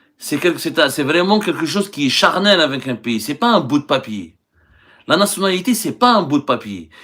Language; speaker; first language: French; non-native, local second language; Arabic